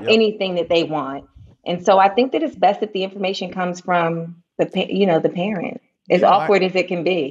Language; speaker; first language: English; native; English